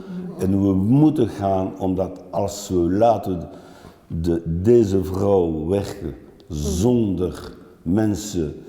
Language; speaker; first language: Dutch; non-native, local second language; French